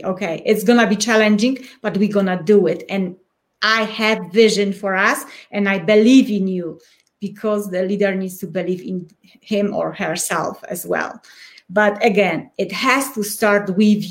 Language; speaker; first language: English; non-native, fluent; Polish